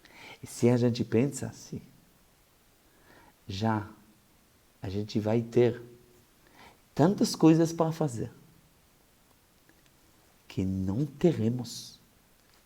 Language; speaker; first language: Portuguese; non-native, fluent; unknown